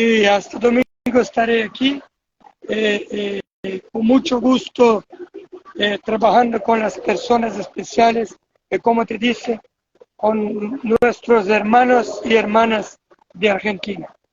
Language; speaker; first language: Spanish; non-native, fluent; Portuguese